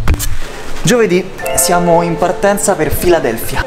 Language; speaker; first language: Italian; native; Italian